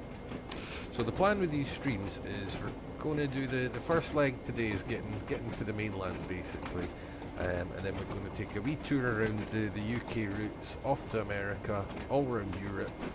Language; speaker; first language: English; native; English